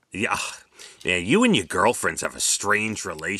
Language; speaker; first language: English; native; English